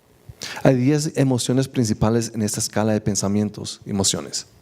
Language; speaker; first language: Spanish; native; Spanish